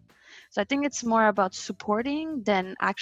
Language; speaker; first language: English; non-native, fluent; French